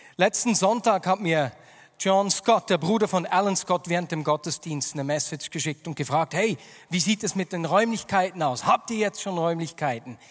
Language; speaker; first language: German; native; German